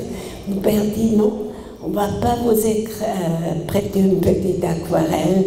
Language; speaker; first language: French; non-native, fluent; German